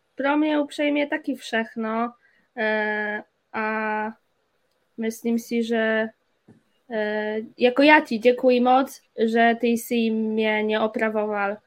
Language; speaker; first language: Czech; non-native, fluent; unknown